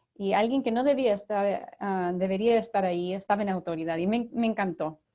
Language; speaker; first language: Spanish; early bilingual, other home language; English